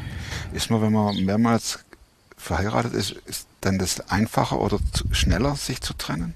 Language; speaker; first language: German; native; German